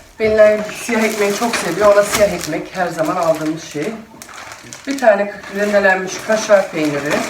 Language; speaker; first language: Turkish; early bilingual, heritage; Turkish